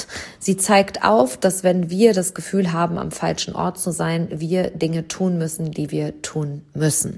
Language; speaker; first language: German; native; German